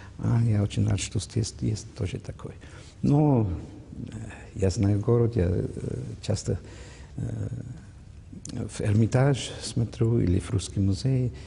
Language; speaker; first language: Russian; non-native, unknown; German